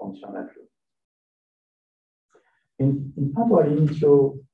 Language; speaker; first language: Italian; non-native, learner; French